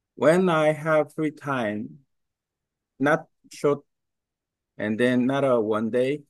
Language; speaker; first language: English; non-native, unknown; Korean